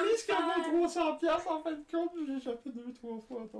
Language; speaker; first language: French; native; French